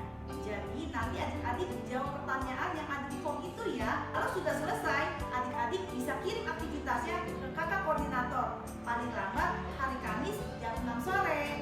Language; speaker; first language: Indonesian; native; Indonesian